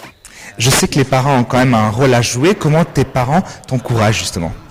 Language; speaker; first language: French; native; French